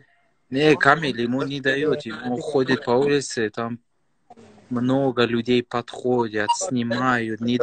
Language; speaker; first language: Russian; non-native, fluent; Persian